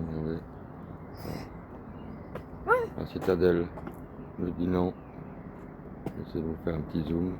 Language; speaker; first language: French; native; French